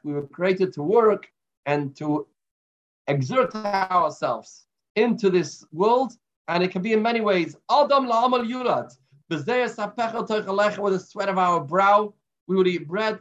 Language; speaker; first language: English; native; English